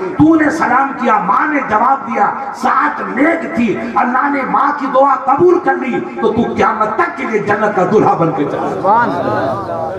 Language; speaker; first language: Urdu; non-native, local second language; Sindhi